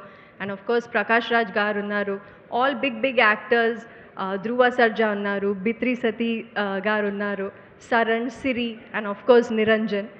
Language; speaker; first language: Telugu; non-native, local second language; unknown